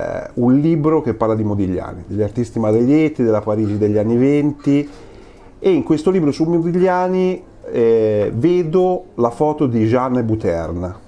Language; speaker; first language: Italian; native; Italian